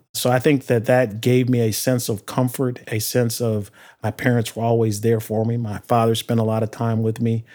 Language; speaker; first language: English; native; English